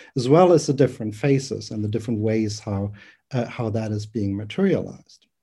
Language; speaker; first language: English; non-native, fluent; German